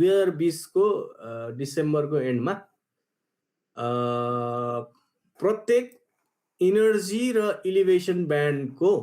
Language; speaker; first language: Nepali; native; Nepali